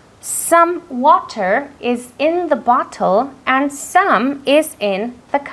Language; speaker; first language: English; non-native, fluent; Spanish